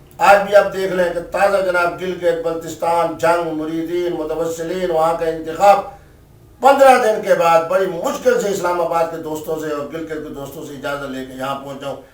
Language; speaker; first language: Urdu; non-native, local second language; Saraiki